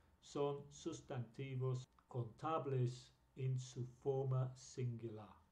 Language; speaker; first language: Spanish; non-native, fluent; English